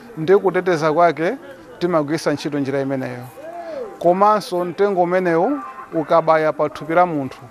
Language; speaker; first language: Nyanja; native; Nyanja